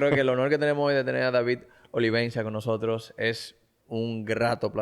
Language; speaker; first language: Spanish; native; Spanish